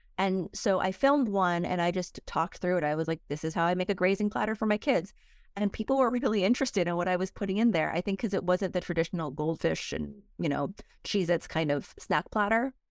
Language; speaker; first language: English; early bilingual, other home language; Korean